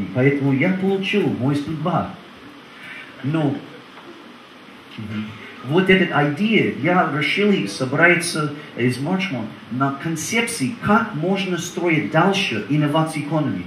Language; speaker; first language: Russian; non-native, learner; English